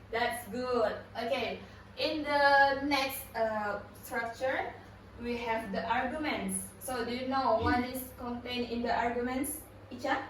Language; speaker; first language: English; non-native, learner; Indonesian